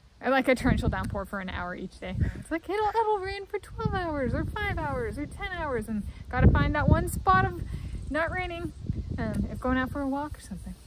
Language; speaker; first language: English; native; English